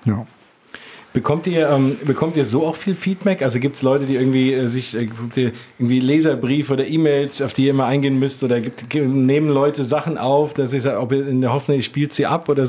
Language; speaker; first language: German; native; German